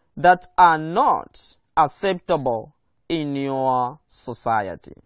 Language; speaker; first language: English; non-native, local second language; Swahili